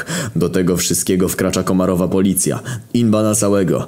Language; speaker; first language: Polish; native; Polish